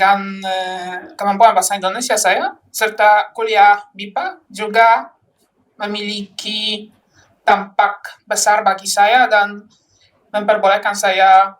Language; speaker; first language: Indonesian; non-native, fluent; Polish